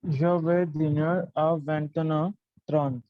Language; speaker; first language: French; non-native, learner; Hindi